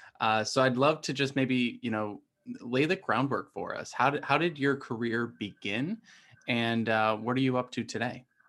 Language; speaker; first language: English; native; English